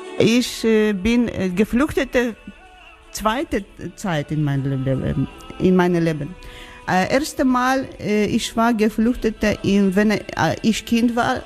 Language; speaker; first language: German; non-native, learner; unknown